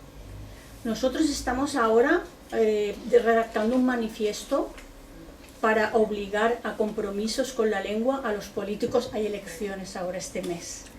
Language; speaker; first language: Spanish; non-native, local second language; Catalan